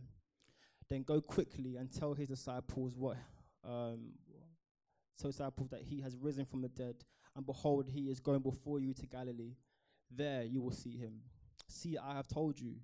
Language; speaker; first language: English; native; English